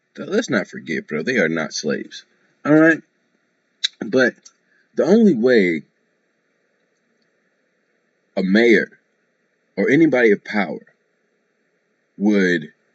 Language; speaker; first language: English; native; English